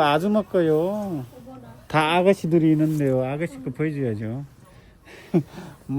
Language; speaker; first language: Korean; non-native, fluent; Nepali